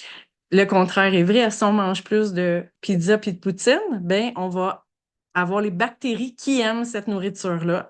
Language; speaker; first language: French; native; French